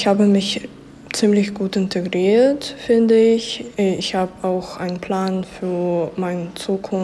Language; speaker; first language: German; early bilingual, other home language; Ukrainian